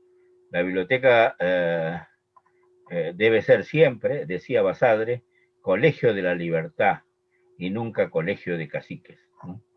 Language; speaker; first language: Spanish; native; Spanish